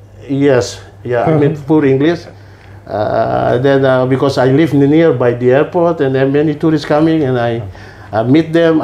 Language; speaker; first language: English; non-native, learner; Indonesian